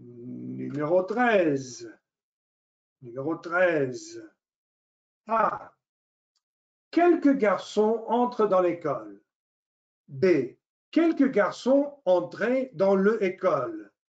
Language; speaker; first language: French; non-native, fluent; English